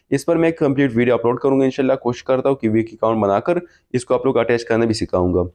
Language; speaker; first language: Urdu; non-native, local second language; Pashto